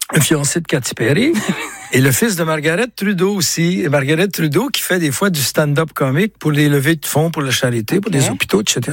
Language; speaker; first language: French; native; French